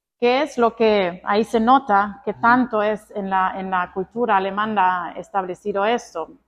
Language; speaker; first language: Spanish; non-native, fluent; Croatian